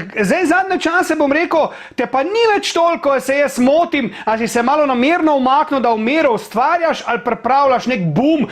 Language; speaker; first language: Slovenian; native; Slovenian